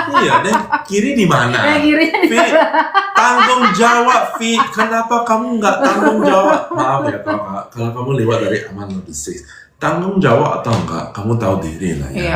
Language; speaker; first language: Indonesian; non-native, fluent; English